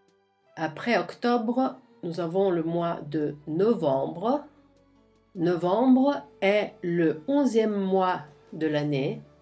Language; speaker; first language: French; non-native, fluent; Italian